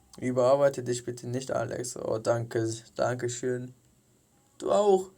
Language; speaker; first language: German; early bilingual, heritage; Korean